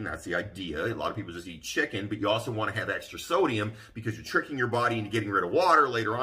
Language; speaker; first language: English; native; English